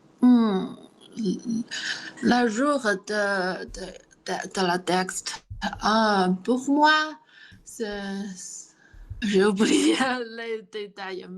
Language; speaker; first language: French; non-native, learner; Chinese